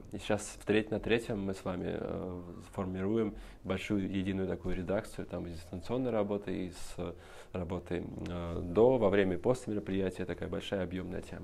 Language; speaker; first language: Russian; native; Russian